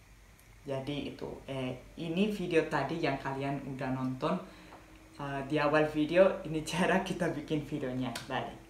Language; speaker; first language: Indonesian; non-native, fluent; Spanish